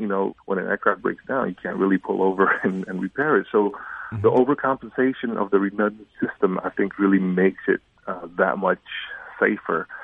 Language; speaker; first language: English; early bilingual, other home language; Indonesian